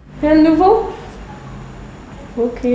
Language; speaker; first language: French; native; French